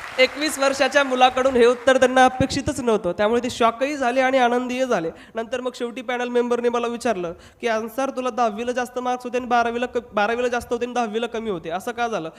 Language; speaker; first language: Marathi; non-native, local second language; Hindi